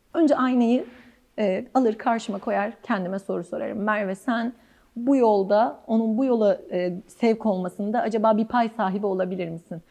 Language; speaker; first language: Turkish; native; Turkish